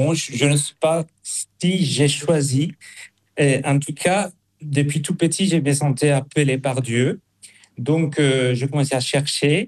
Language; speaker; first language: French; non-native, fluent; Spanish